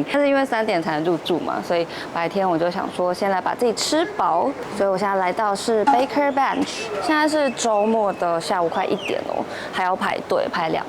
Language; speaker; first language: Chinese; native; Chinese